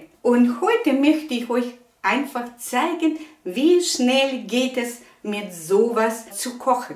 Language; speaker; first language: German; non-native, fluent; Russian